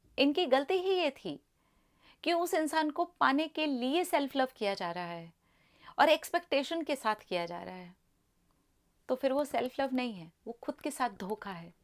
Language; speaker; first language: Hindi; native; Hindi